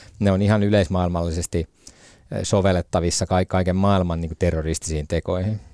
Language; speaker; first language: Finnish; native; Finnish